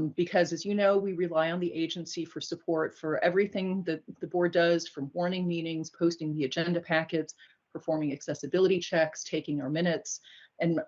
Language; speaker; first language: English; native; English